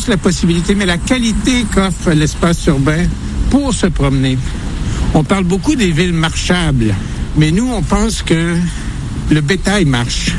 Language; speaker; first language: French; native; French